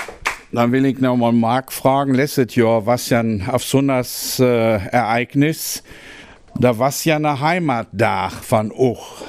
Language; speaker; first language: German; native; German